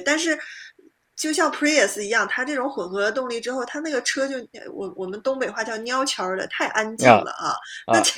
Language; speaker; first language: Chinese; native; Chinese